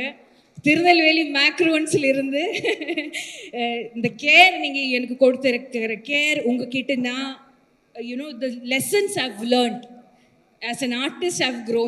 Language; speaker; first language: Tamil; non-native, learner; Malayalam